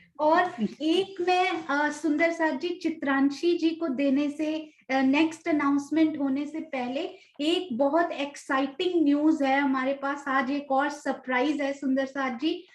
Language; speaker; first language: Hindi; native; Hindi